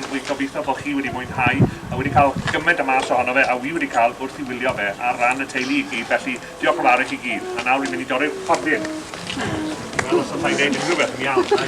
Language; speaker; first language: Welsh; native; Welsh